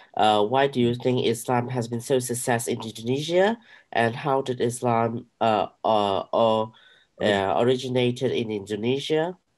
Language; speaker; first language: English; non-native, fluent; Indonesian